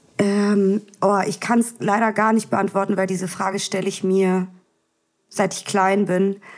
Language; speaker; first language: German; early bilingual, other home language; Russian